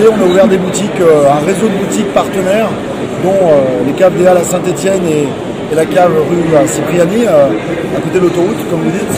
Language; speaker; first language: French; native; French